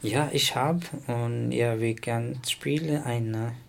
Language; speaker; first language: German; non-native, learner; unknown